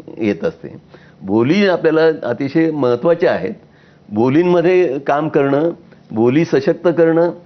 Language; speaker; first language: Marathi; native; Marathi